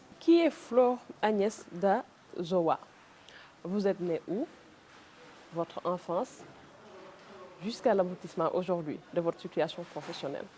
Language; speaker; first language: French; non-native, local second language; Wolof